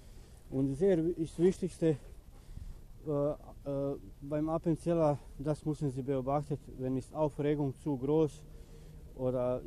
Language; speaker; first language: German; non-native, learner; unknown